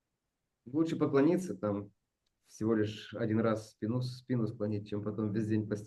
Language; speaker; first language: Russian; native; Russian